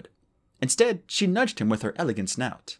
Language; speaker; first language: English; native; English